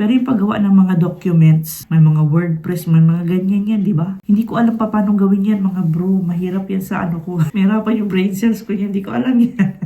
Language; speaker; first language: Filipino; native; Filipino